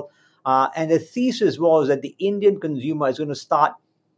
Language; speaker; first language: English; native; English